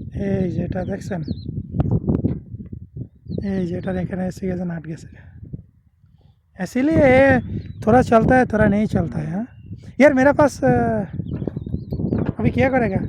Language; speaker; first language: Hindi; non-native, learner; Bangla